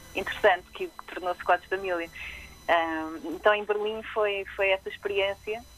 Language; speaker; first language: Portuguese; native; Portuguese